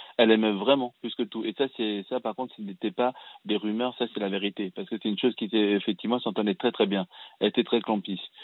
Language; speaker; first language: French; early bilingual, other home language; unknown